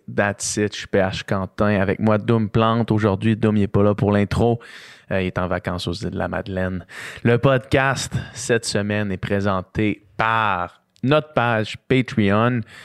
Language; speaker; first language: French; native; French